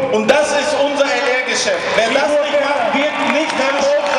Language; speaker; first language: German; non-native, fluent; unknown